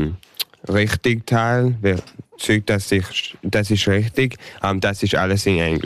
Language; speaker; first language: German; early bilingual, heritage; English